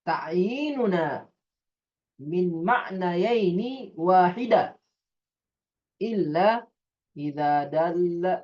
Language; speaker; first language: Arabic; non-native, fluent; Indonesian